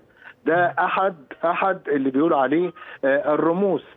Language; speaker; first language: Arabic; native; Arabic